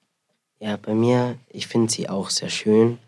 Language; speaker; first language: German; early bilingual, other home language; Spanish